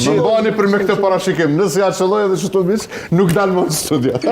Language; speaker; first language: Albanian; native; Albanian